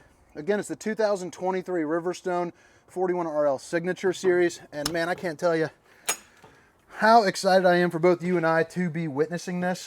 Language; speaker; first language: English; native; English